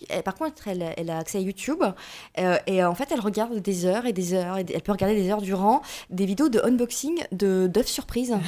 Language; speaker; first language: French; early bilingual, other home language; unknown